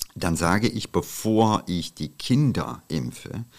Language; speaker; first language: German; non-native, fluent; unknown